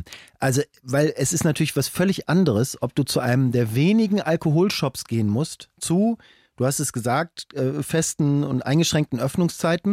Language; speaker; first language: German; native; German